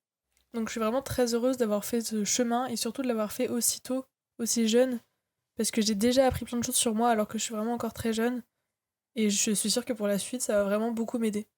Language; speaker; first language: French; native; French